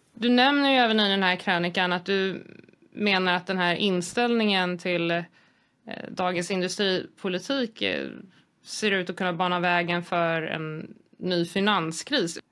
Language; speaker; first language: Swedish; native; Swedish